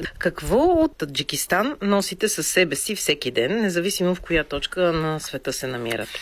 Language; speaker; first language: Bulgarian; native; Bulgarian